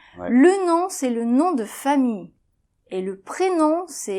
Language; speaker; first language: French; native; French